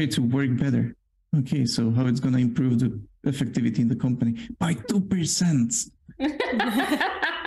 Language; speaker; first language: English; non-native, fluent; Polish